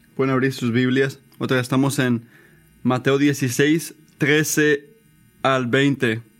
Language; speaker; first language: Spanish; non-native, fluent; English